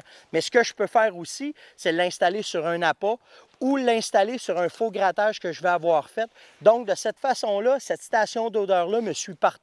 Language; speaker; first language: French; native; French